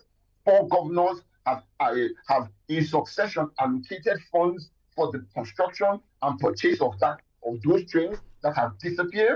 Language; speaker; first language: English; non-native, local second language; Yoruba